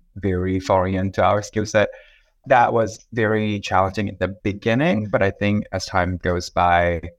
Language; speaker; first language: English; non-native, fluent; Thai